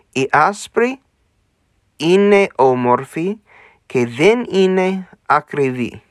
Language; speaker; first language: Greek; non-native, learner; English